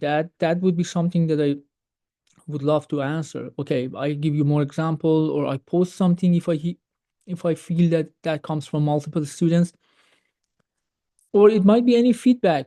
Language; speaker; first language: English; non-native, fluent; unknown